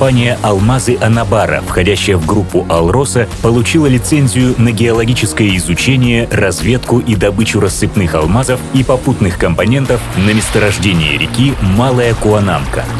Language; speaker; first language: Russian; native; Russian